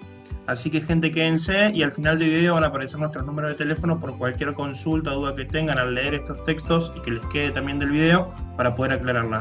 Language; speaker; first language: Spanish; native; Spanish